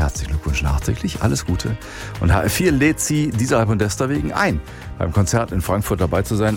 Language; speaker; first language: German; native; German